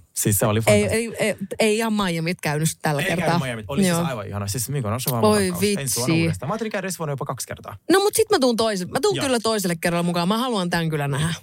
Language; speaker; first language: Finnish; early bilingual, other home language; Russian